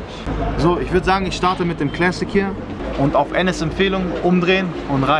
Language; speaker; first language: German; native; German